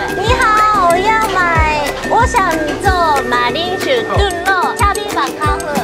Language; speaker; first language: Chinese; non-native, learner; Japanese